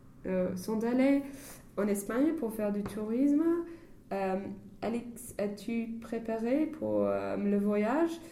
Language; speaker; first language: French; non-native, fluent; English